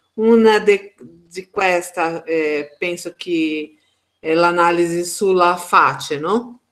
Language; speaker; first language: Italian; non-native, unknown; Portuguese